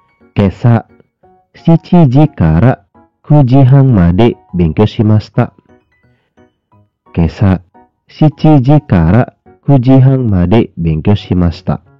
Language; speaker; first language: Japanese; non-native, learner; Indonesian